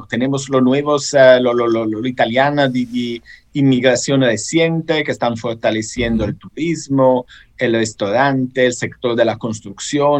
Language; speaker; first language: Spanish; non-native, fluent; Italian